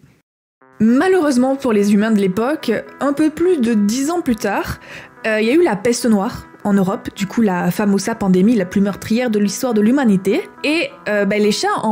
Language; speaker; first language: French; native; French